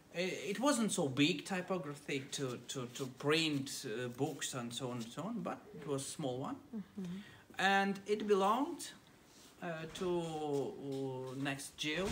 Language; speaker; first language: English; non-native, fluent; Russian